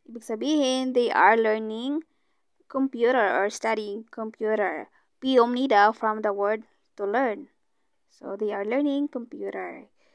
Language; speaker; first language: English; non-native, local second language; Filipino